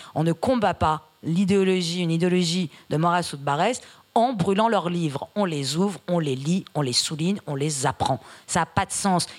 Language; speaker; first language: French; early bilingual, other home language; Persian